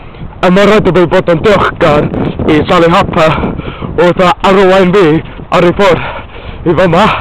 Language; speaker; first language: Welsh; non-native, learner; English